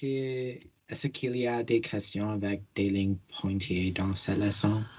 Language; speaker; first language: French; non-native, local second language; English